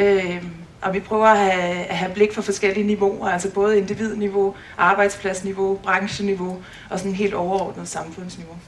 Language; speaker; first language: Danish; native; Danish